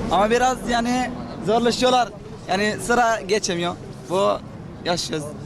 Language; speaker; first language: Turkish; non-native, learner; Arabic